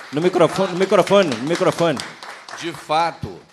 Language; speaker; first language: Portuguese; native; Portuguese